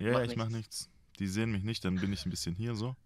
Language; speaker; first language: German; native; German